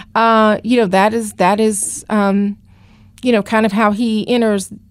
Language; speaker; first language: English; native; English